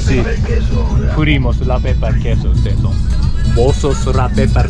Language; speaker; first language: Spanish; non-native, learner; Japanese